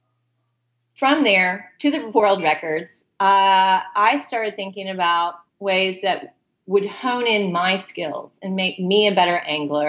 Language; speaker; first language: English; native; English